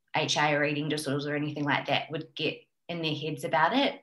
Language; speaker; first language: English; native; English